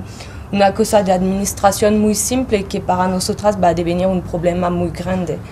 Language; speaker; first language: Spanish; non-native, fluent; French